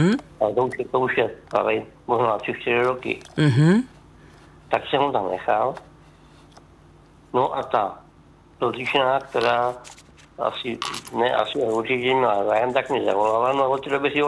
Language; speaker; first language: Czech; native; Czech